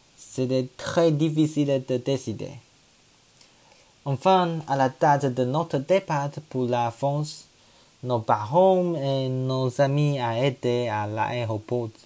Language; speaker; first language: French; non-native, learner; Chinese